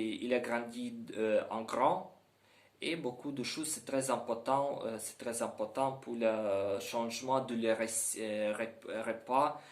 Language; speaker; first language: French; non-native, learner; Ukrainian